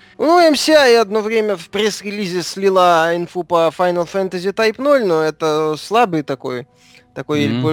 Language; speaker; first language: Russian; native; Russian